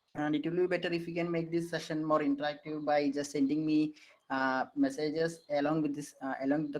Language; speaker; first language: English; non-native, local second language; Malayalam